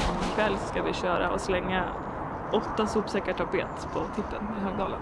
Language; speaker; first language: Swedish; native; Swedish